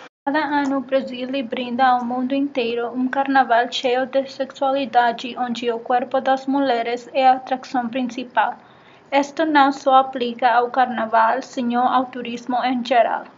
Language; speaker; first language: Portuguese; non-native, fluent; Spanish